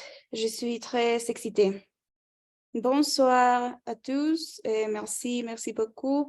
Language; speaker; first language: French; non-native, fluent; Spanish